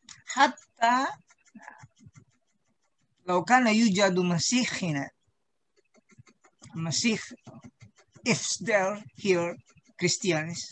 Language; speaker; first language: Arabic; non-native, learner; Indonesian